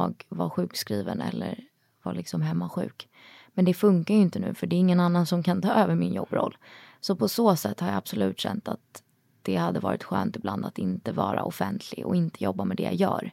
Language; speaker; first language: Swedish; native; Swedish